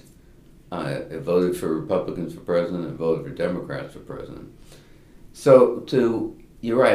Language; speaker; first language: English; native; English